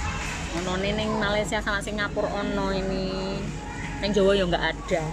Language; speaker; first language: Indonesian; non-native, local second language; Javanese